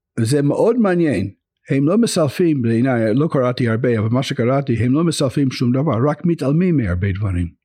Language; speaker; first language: Hebrew; non-native, fluent; English